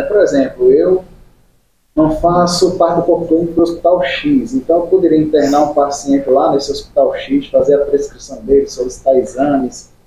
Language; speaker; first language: Portuguese; native; Portuguese